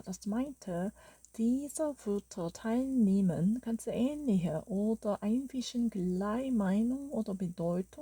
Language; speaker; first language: German; non-native, learner; Korean